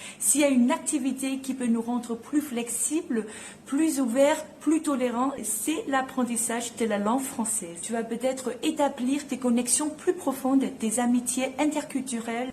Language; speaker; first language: French; non-native, fluent; Chinese